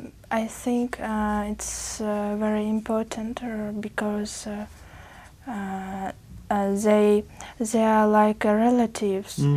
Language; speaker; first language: English; non-native, learner; Uzbek